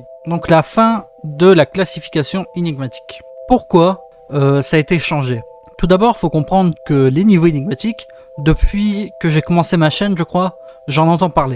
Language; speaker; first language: French; native; French